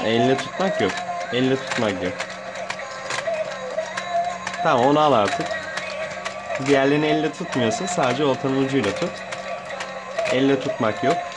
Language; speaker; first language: Turkish; native; Turkish